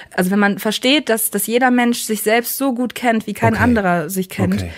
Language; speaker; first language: German; native; German